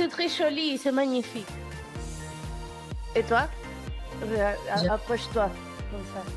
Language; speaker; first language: French; non-native, fluent; Spanish